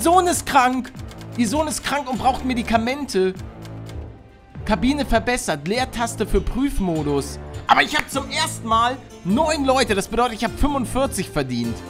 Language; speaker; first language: German; native; German